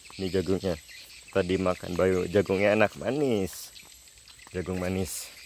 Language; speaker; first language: Indonesian; native; Indonesian